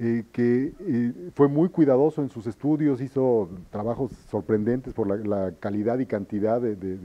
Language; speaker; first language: Spanish; native; Spanish